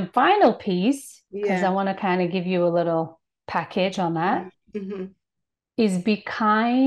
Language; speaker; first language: English; native; English